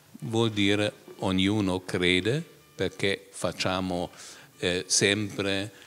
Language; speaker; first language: Italian; non-native, fluent; German